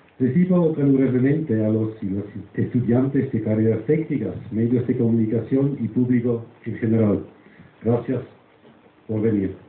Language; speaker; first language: Spanish; non-native, fluent; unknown